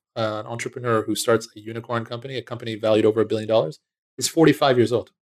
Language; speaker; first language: English; native; English